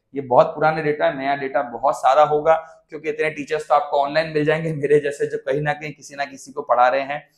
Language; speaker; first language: Hindi; non-native, local second language; Gujarati